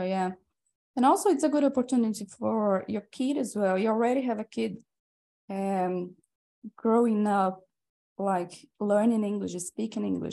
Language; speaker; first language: English; non-native, fluent; Portuguese